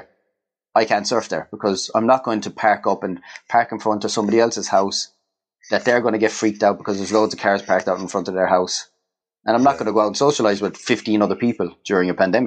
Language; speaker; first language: English; native; English